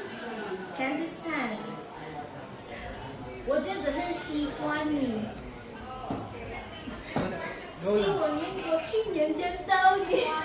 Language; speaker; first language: Chinese; non-native, learner; Filipino